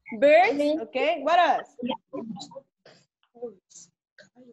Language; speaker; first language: English; non-native, learner; Spanish